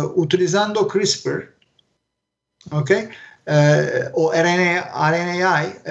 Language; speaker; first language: Spanish; non-native, fluent; Turkish